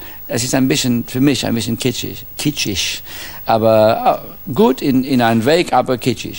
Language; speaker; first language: German; non-native, fluent; English